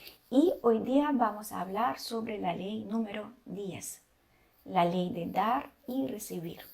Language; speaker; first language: Spanish; non-native, fluent; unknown